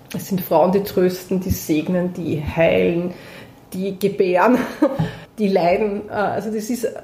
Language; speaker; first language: German; native; German